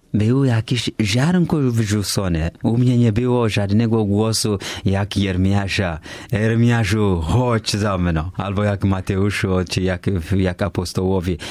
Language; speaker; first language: Polish; non-native, learner; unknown